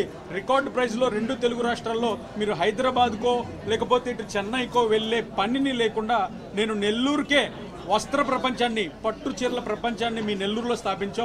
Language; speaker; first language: Telugu; native; Telugu